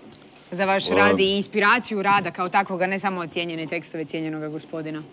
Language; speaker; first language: Bosnian; native; Bosnian